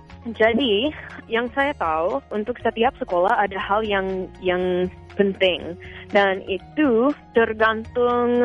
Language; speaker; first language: Indonesian; non-native, fluent; English